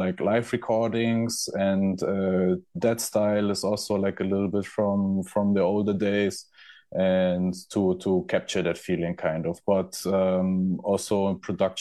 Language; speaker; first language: English; non-native, fluent; German